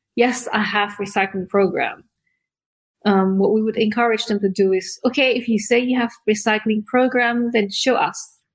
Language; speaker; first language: English; early bilingual, other home language; Indonesian